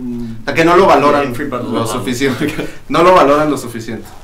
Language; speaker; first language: Spanish; native; Spanish